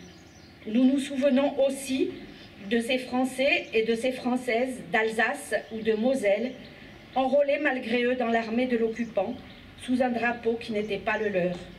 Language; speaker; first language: French; native; French